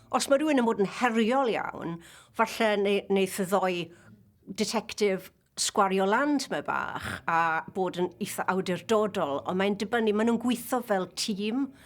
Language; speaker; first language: Welsh; native; Welsh